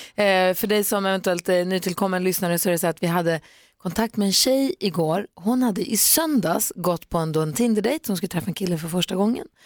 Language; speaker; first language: Swedish; native; Swedish